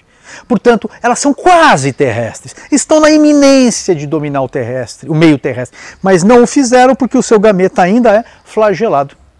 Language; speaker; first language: Portuguese; native; Portuguese